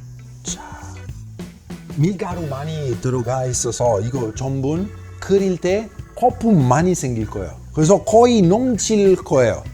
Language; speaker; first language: Korean; non-native, learner; Italian